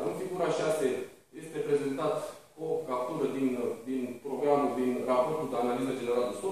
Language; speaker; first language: Romanian; native; Romanian